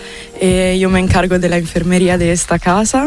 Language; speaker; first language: Spanish; non-native, fluent; Italian